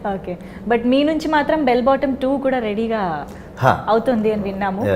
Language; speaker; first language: Telugu; native; Telugu